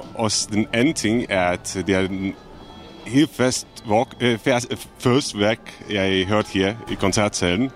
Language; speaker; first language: Danish; non-native, fluent; Czech